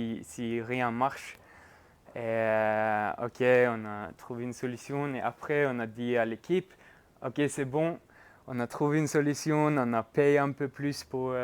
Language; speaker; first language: French; non-native, fluent; Norwegian